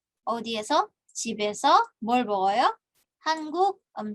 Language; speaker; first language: Korean; non-native, fluent; Indonesian